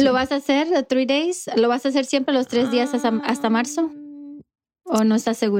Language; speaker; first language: Spanish; early bilingual, heritage; Spanish